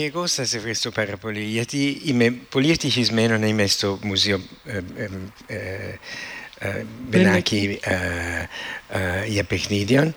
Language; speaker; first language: Greek; non-native, fluent; Italian